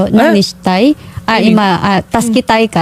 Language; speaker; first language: Japanese; non-native, learner; Filipino